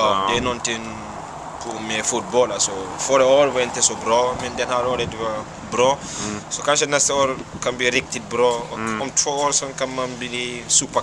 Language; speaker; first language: Swedish; non-native, fluent; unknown